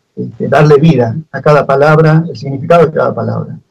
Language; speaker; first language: Spanish; native; Spanish